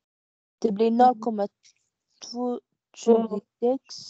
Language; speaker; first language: Swedish; non-native, learner; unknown